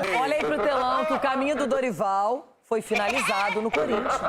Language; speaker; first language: Portuguese; native; Portuguese